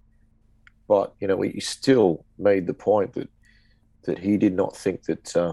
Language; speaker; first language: English; native; English